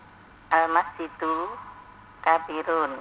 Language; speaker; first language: Arabic; non-native, learner; Indonesian